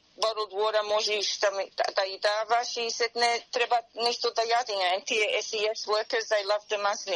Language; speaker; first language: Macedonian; early bilingual, heritage; Macedonian